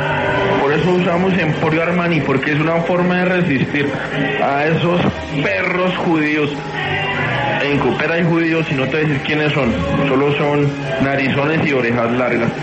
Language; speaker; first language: Spanish; native; Spanish